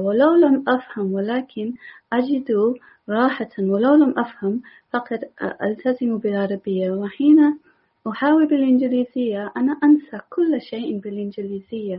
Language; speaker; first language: Arabic; non-native, learner; English